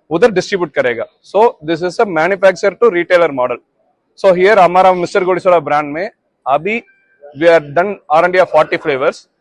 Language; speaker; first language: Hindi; non-native, local second language; Tamil